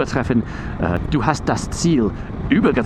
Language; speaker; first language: German; non-native, fluent; English